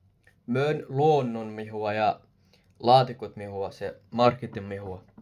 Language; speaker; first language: Finnish; non-native, learner; Arabic